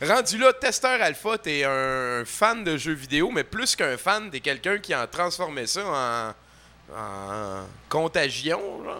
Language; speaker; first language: French; native; French